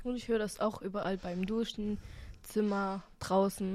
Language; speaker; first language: German; early bilingual, other home language; Arabic